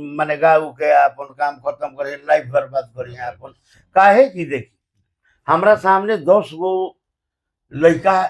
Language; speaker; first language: Bhojpuri; native; Bhojpuri